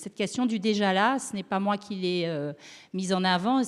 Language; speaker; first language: French; native; French